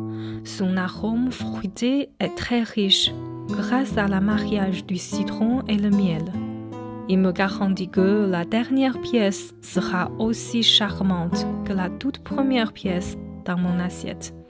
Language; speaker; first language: French; non-native, fluent; Chinese